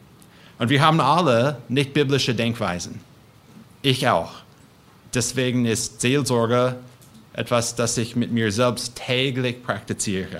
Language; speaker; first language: German; non-native, fluent; English